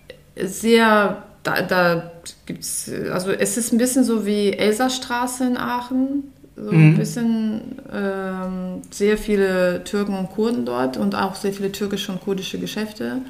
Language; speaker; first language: German; early bilingual, other home language; Russian